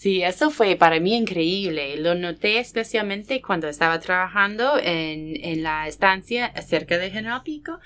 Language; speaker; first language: Spanish; non-native, fluent; English